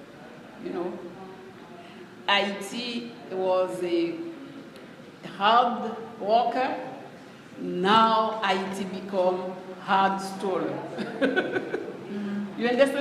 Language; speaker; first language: English; non-native, learner; Haitian Creole